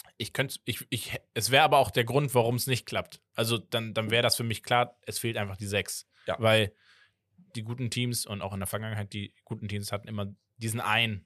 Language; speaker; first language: German; native; German